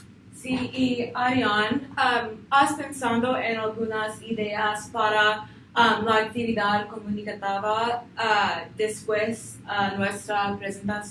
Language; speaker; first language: Spanish; non-native, learner; English